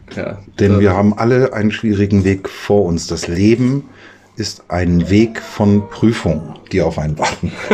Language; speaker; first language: German; native; German